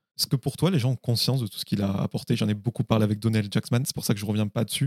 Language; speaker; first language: French; native; French